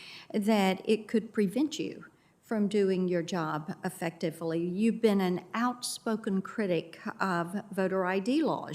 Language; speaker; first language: English; native; English